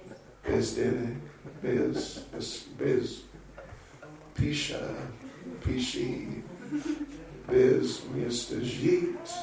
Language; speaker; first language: Russian; non-native, learner; English